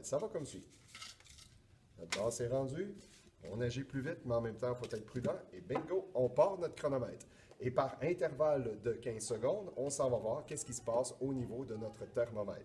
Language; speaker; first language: French; native; French